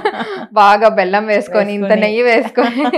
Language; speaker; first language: Telugu; native; Telugu